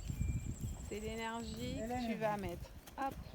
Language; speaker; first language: French; native; French